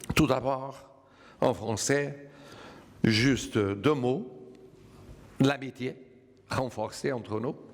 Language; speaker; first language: French; non-native, fluent; Portuguese